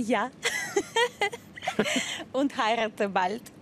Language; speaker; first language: German; non-native, fluent; Russian